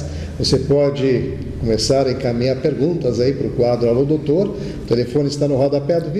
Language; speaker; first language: Portuguese; native; Portuguese